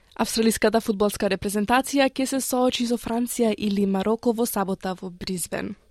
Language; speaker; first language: Macedonian; native; Macedonian